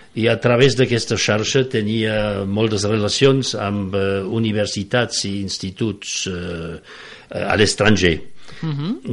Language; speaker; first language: Catalan; non-native, fluent; French